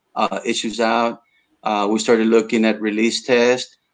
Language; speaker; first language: English; early bilingual, other home language; Spanish